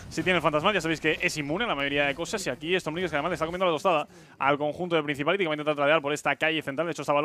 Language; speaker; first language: Spanish; native; Spanish